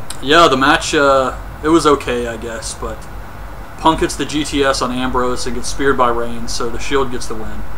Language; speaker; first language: English; native; English